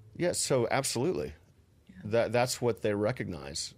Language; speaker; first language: English; native; English